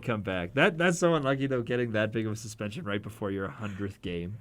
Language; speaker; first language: English; native; English